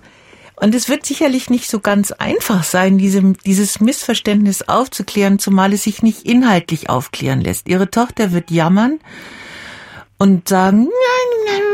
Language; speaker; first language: German; native; German